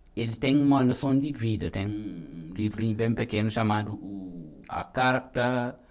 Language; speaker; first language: Portuguese; non-native, fluent; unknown